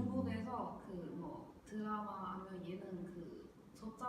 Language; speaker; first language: Korean; non-native, learner; Chinese